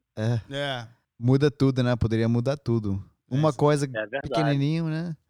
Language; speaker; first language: Portuguese; non-native, learner; English